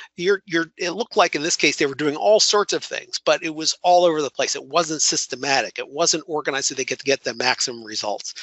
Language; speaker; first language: English; native; English